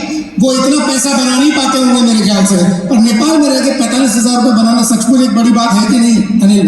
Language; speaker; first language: Hindi; native; Hindi